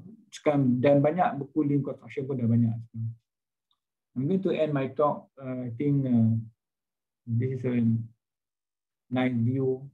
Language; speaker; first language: English; non-native, local second language; Malay